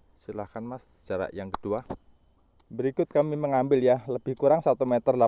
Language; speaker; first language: Indonesian; native; Indonesian